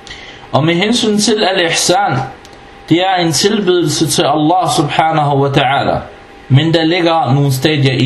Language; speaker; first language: Danish; non-native, fluent; Arabic